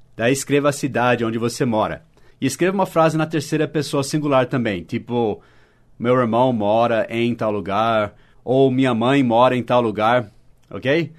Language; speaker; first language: Portuguese; non-native, fluent; English